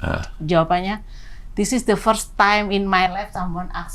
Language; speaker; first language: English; non-native, learner; Indonesian